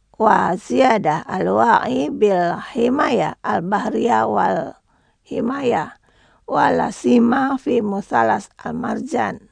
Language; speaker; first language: Arabic; non-native, learner; Indonesian